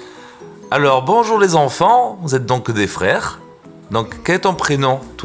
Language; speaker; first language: French; native; French